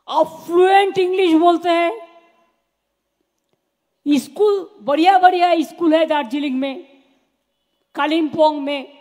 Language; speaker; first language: Hindi; non-native, local second language; Bangla